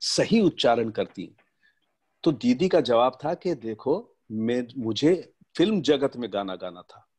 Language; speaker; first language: Hindi; native; Hindi